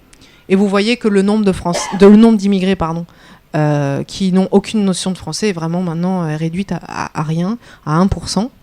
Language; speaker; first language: French; native; French